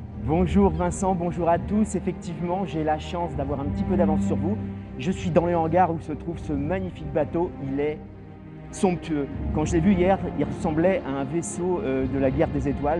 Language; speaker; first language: French; native; French